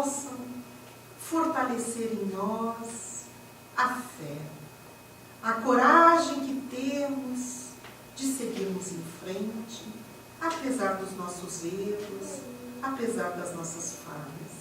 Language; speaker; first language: Portuguese; native; Portuguese